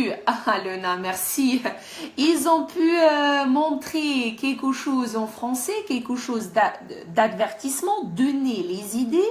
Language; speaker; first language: French; non-native, fluent; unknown